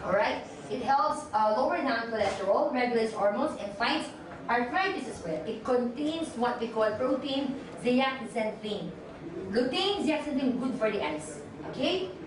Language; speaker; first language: English; non-native, local second language; Filipino